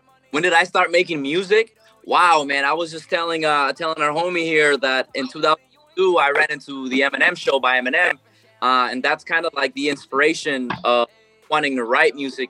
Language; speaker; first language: English; early bilingual, other home language; Spanish